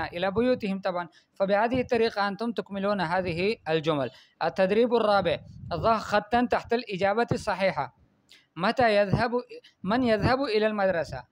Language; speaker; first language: Arabic; non-native, fluent; Urdu